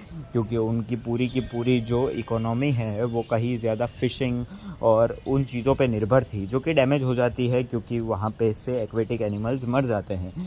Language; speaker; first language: Hindi; native; Hindi